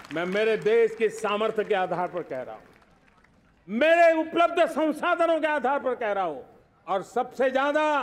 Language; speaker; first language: Hindi; non-native, local second language; Gujarati